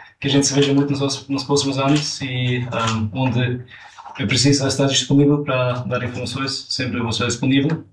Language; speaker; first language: Portuguese; non-native, fluent; German